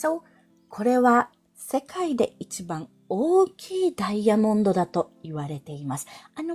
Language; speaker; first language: Japanese; non-native, fluent; Filipino